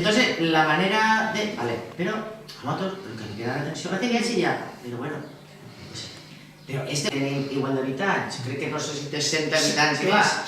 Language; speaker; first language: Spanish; non-native, local second language; Catalan